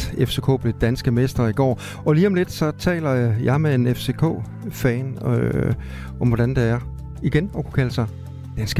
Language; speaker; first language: Danish; native; Danish